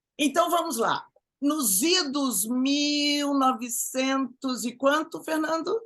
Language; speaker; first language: Portuguese; native; Portuguese